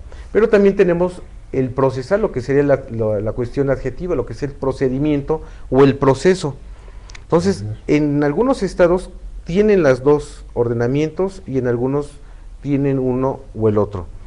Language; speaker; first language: Spanish; native; Spanish